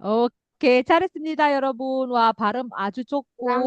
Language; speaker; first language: Korean; non-native, fluent; Indonesian